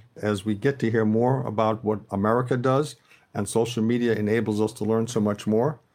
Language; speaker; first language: English; native; English